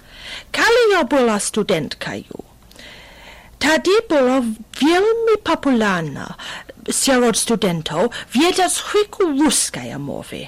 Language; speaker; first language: Belarusian; non-native, fluent; English